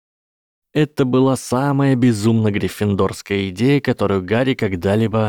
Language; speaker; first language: Russian; native; Russian